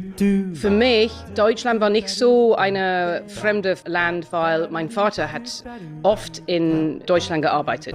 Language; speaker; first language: German; non-native, fluent; English